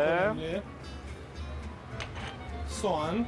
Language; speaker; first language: Turkish; non-native, learner; Italian